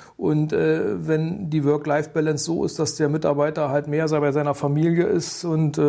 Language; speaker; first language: German; native; German